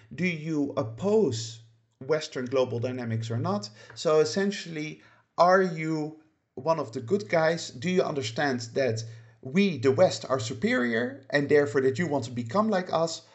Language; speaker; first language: English; non-native, fluent; Dutch